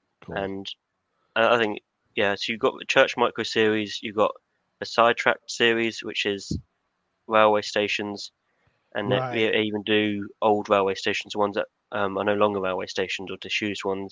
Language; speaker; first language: English; native; English